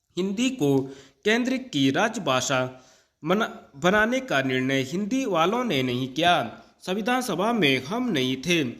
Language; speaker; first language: Hindi; native; Hindi